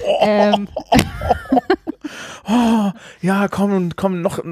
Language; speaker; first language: German; native; German